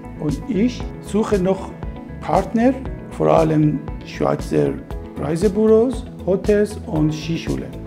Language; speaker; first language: German; non-native, fluent; Persian